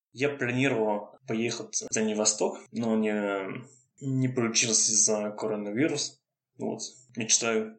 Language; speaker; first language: Russian; non-native, fluent; French